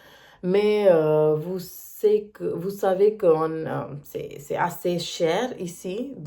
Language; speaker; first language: French; non-native, learner; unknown